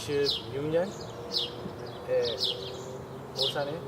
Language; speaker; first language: Korean; non-native, learner; English